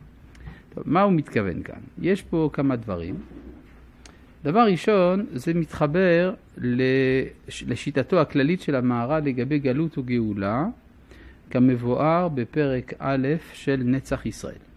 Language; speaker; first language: Hebrew; non-native, fluent; French